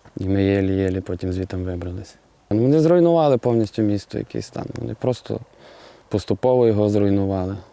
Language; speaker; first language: Ukrainian; native; Ukrainian